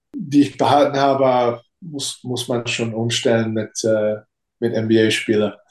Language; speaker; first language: German; non-native, fluent; English